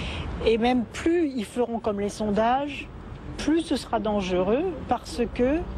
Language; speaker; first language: French; native; French